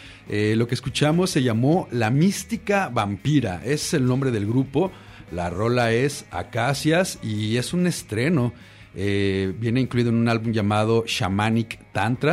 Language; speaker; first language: Spanish; native; Spanish